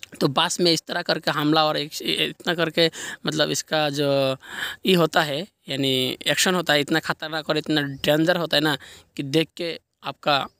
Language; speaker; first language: Hindi; non-native, local second language; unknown